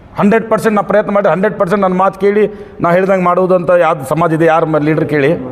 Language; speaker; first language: Kannada; non-native, local second language; Urdu